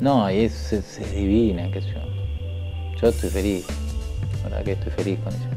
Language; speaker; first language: Spanish; native; Spanish